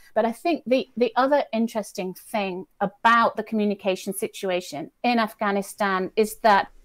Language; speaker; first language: English; native; English